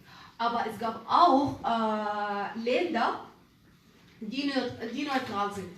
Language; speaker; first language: German; non-native, learner; Arabic